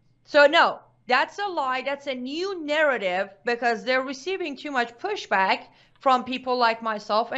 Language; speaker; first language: English; non-native, fluent; Persian